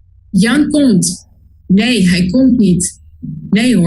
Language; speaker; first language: Dutch; non-native, learner; Spanish